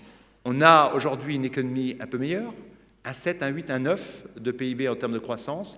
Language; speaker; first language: French; native; French